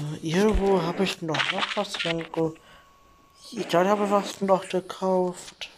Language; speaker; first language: German; non-native, learner; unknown